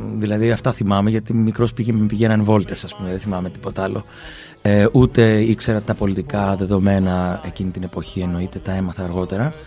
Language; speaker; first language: Greek; early bilingual, other home language; English